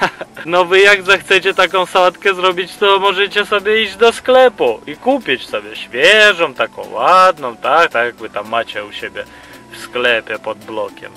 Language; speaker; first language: Polish; non-native, fluent; Ukrainian